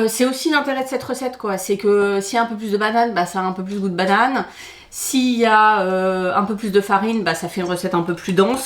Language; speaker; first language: French; native; French